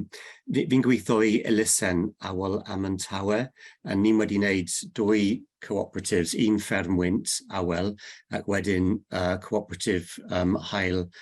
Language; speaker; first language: Welsh; non-native, learner; English